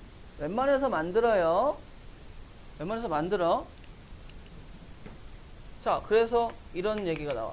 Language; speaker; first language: Korean; native; Korean